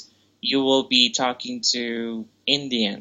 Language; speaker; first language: English; non-native, local second language; Filipino